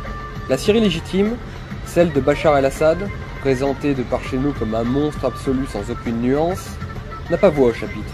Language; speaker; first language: French; native; French